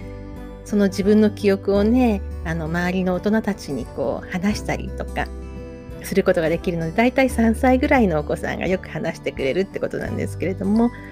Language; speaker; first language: Japanese; native; Japanese